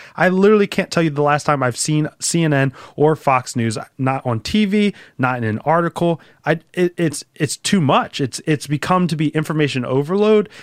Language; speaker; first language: English; native; English